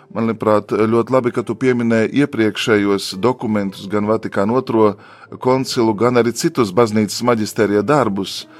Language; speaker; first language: Latvian; native; Latvian